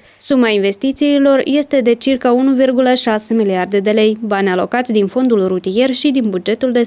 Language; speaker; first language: Romanian; native; Romanian